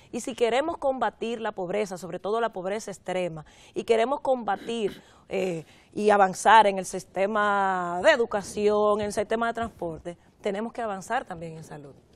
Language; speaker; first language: Spanish; native; Spanish